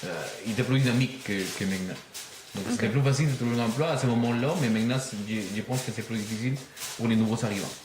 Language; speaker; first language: French; non-native, learner; Spanish